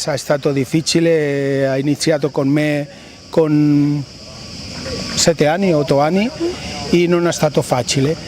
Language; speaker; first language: Italian; non-native, learner; Spanish